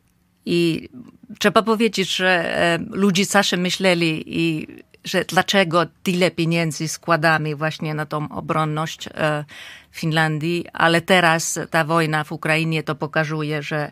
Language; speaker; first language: Polish; non-native, fluent; Finnish